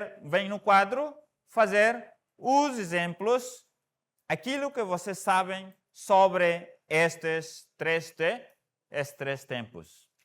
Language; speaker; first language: Portuguese; non-native, fluent; Tetum